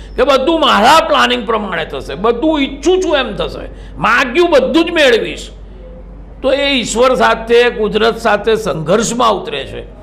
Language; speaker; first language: Gujarati; native; Gujarati